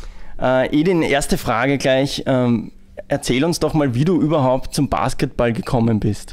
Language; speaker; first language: German; native; German